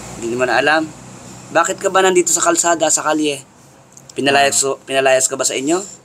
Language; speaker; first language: Filipino; native; Filipino